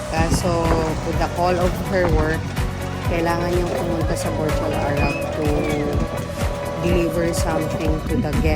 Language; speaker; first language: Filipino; non-native, local second language; Cebuano